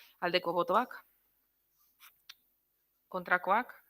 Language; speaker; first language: Basque; non-native, local second language; Spanish